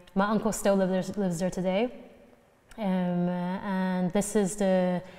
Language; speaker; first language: English; native; English